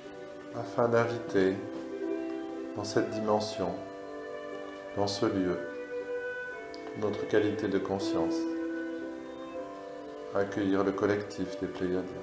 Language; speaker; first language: French; native; French